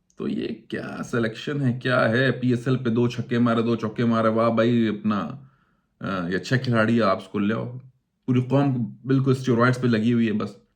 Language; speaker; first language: Urdu; native; Urdu